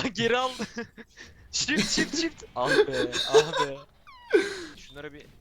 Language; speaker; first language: Turkish; native; Turkish